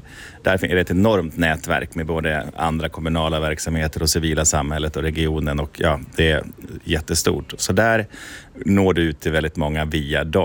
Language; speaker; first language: Swedish; native; Swedish